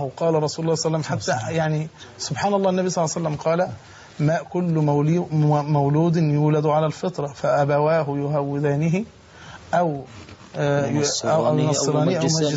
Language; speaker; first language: Arabic; native; Arabic